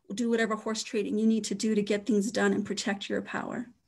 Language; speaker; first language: English; native; English